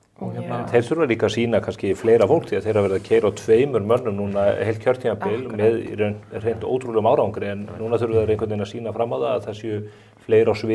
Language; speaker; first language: Icelandic; native; Icelandic